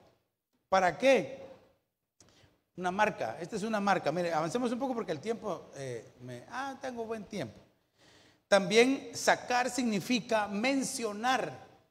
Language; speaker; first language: Spanish; native; Spanish